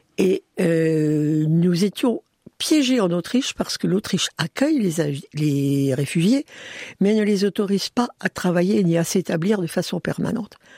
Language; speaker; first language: French; early bilingual, other home language; Hungarian